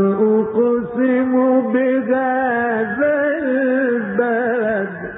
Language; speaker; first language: Arabic; native; Arabic